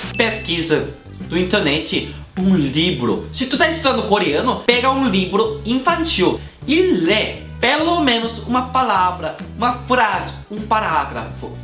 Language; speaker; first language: Portuguese; non-native, fluent; Korean